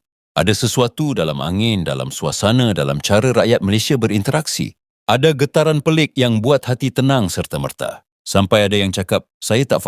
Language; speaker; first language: Malay; native; Malay